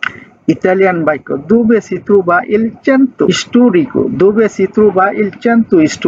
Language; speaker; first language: Italian; non-native, fluent; Bangla